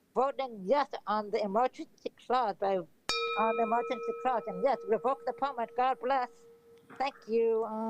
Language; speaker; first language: English; native; English